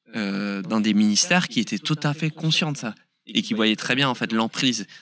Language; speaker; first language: French; native; French